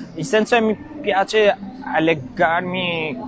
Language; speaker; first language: Italian; non-native, fluent; Albanian